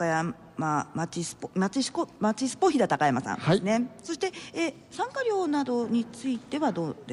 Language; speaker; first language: Japanese; native; Japanese